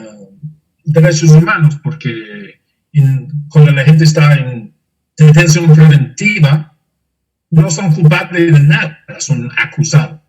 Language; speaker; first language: Spanish; non-native, fluent; English